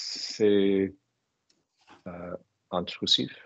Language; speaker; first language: French; non-native, learner; English